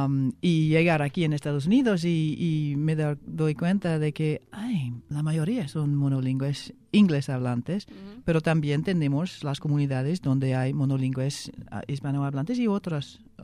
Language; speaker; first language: Spanish; non-native, fluent; English